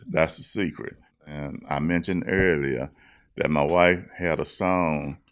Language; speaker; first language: English; native; English